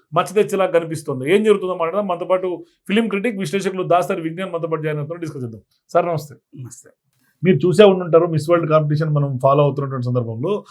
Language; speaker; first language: Telugu; native; Telugu